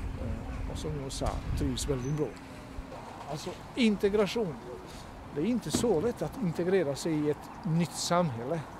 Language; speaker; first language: Swedish; non-native, fluent; Bosnian